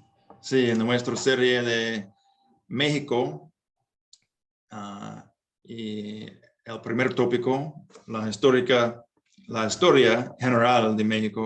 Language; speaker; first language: Spanish; non-native, fluent; English